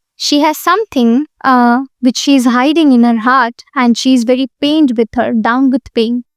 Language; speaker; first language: English; non-native, local second language; Hindi